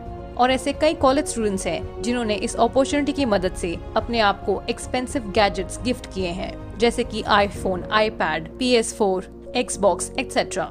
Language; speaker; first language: Hindi; native; Hindi